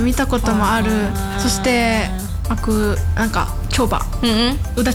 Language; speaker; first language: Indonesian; non-native, learner; Japanese